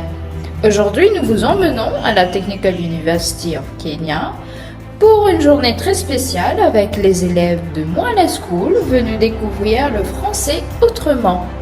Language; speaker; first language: French; non-native, fluent; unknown